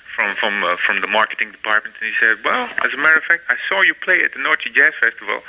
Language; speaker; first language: English; non-native, fluent; Dutch